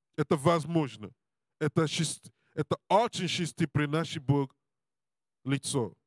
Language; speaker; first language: Russian; non-native, learner; English